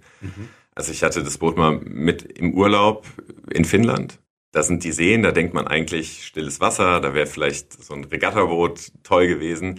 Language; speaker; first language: German; native; German